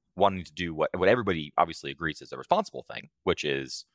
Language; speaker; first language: English; native; English